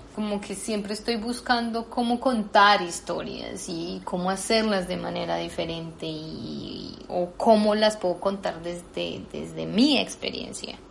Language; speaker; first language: Spanish; native; Spanish